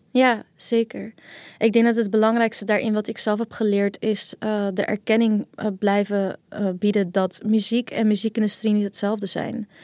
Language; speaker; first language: Dutch; early bilingual, other home language; Kurdish